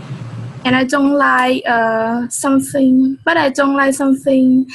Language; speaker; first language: English; non-native, learner; Vietnamese